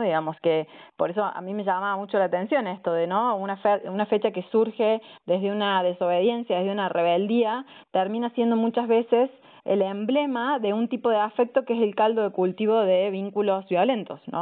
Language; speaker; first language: Spanish; native; Spanish